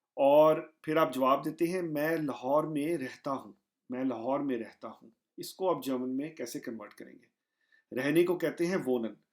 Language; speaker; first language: Urdu; non-native, local second language; Punjabi